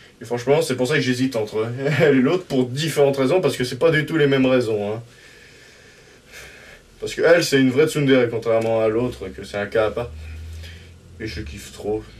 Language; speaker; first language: French; native; French